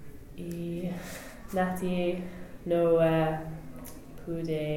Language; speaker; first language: Spanish; non-native, learner; English